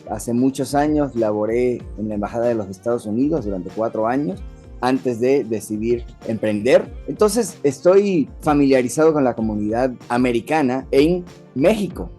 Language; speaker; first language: Spanish; native; Spanish